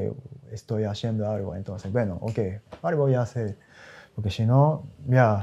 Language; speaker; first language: Spanish; non-native, learner; Japanese